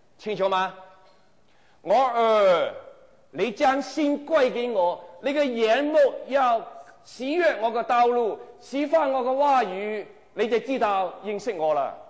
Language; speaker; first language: Chinese; non-native, local second language; Cantonese